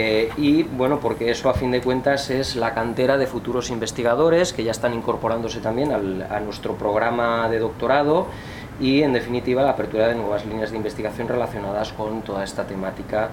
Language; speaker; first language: Spanish; native; Spanish